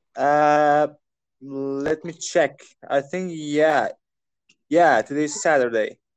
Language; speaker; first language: English; non-native, fluent; Persian